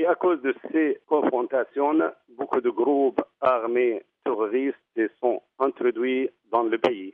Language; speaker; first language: French; non-native, fluent; Arabic